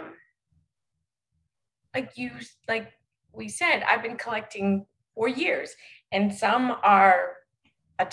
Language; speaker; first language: English; native; English